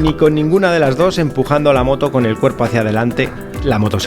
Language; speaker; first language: Spanish; native; Spanish